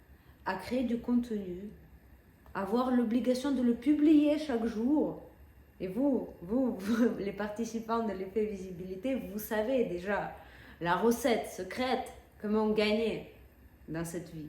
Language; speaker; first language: French; non-native, fluent; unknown